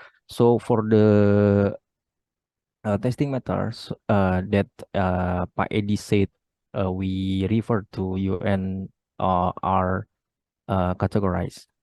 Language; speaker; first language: English; non-native, learner; Indonesian